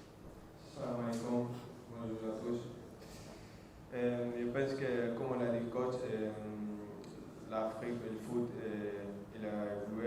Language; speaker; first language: French; non-native, fluent; Spanish